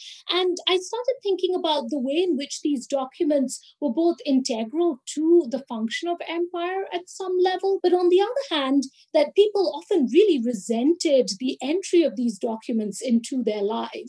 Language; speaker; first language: English; non-native, local second language; Bangla